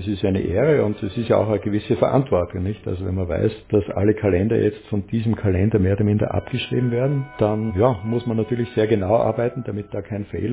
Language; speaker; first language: German; native; German